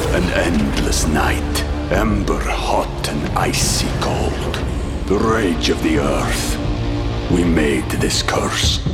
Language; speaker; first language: English; native; English